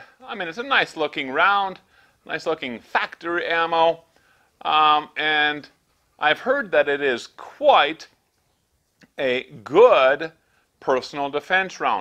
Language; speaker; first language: English; native; English